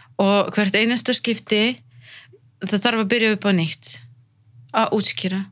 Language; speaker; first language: Icelandic; non-native, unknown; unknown